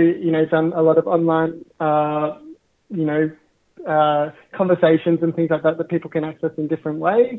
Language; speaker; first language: English; native; English